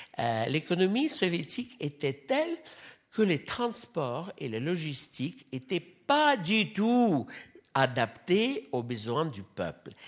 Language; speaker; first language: French; non-native, fluent; Russian